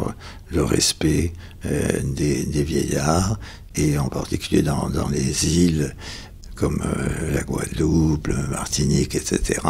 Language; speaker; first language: French; native; French